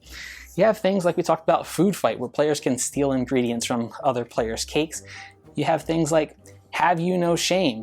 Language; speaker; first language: English; native; English